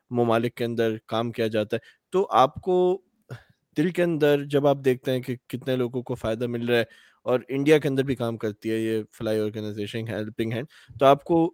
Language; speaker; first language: Urdu; native; Urdu